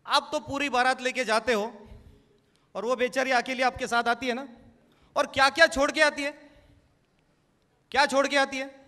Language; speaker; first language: Hindi; non-native, local second language; Marathi